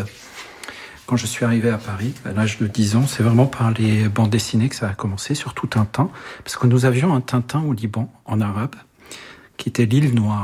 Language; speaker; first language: French; native; French